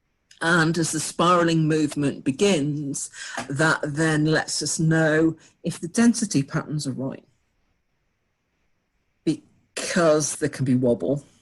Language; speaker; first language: English; native; English